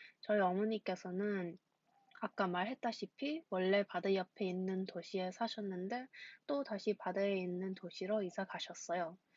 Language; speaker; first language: Korean; early bilingual, heritage; Korean